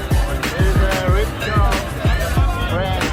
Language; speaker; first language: English; non-native, learner; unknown